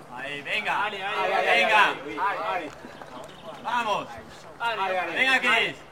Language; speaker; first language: Spanish; native; Spanish